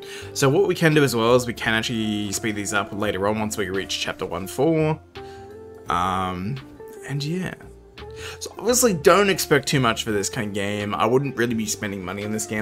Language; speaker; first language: English; native; English